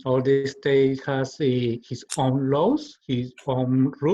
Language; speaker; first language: English; non-native, learner; Spanish